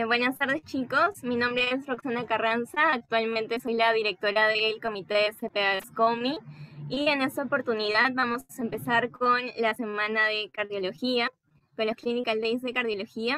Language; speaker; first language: Spanish; native; Spanish